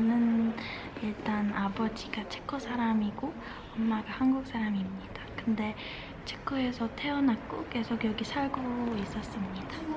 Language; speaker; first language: Korean; early bilingual, heritage; Czech